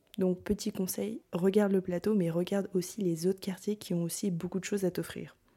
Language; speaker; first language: French; native; French